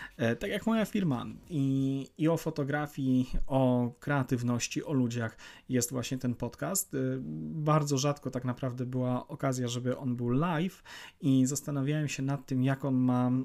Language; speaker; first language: Polish; native; Polish